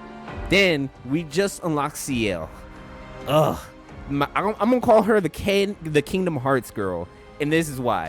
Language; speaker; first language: English; native; English